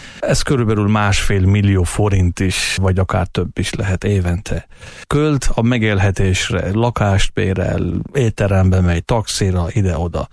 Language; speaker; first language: Hungarian; non-native, fluent; Persian